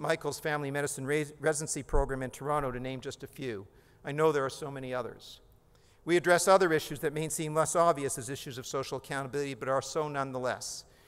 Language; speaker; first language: English; native; English